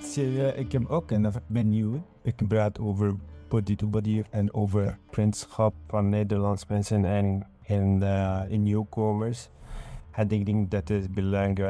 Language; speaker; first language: Dutch; non-native, learner; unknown